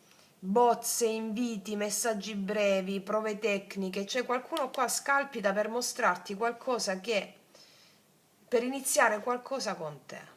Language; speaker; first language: Italian; native; Italian